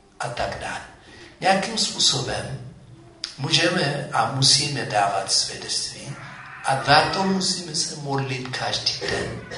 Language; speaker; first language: Czech; non-native, fluent; Amharic